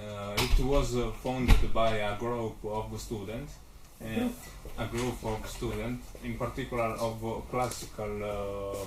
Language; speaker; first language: English; non-native, learner; Italian